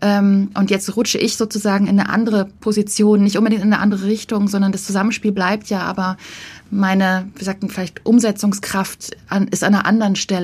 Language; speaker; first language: German; native; German